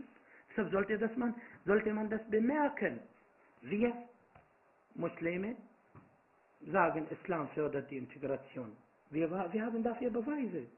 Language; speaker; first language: German; non-native, fluent; Arabic